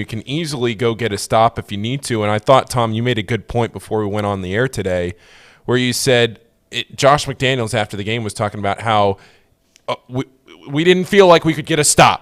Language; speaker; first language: English; native; English